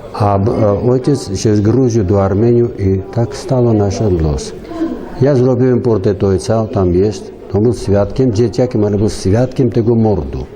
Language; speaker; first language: Polish; non-native, fluent; Armenian